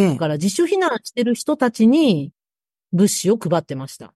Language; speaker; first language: Japanese; native; Japanese